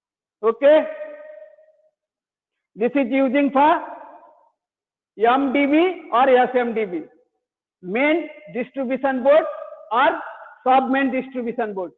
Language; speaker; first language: English; non-native, learner; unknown